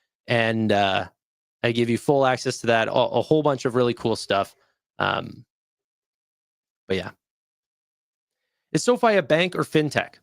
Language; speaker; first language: English; native; English